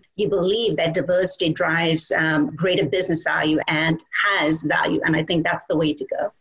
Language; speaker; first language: English; non-native, local second language; Bangla